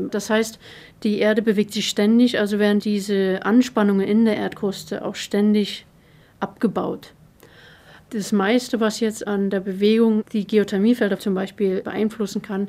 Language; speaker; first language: German; native; German